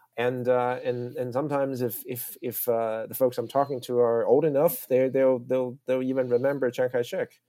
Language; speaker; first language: English; early bilingual, other home language; Chinese